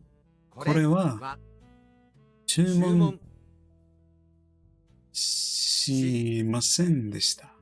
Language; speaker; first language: Japanese; non-native, learner; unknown